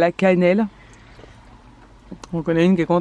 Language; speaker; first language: French; native; French